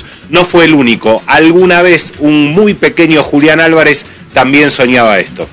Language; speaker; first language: Spanish; native; Spanish